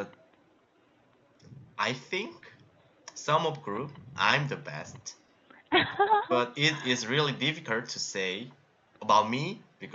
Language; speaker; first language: English; non-native, learner; Korean